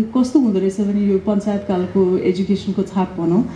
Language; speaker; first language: Nepali; early bilingual, other home language; English